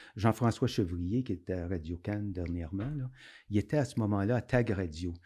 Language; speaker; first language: French; native; French